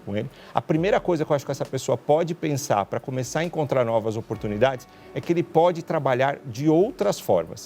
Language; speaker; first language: Portuguese; native; Portuguese